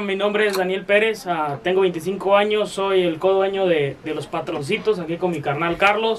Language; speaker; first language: Spanish; early bilingual, heritage; Spanish